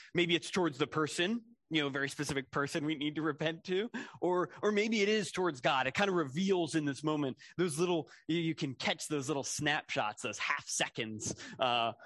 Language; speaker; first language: English; native; English